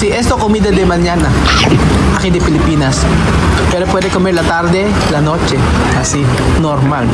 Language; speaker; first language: Spanish; non-native, learner; Filipino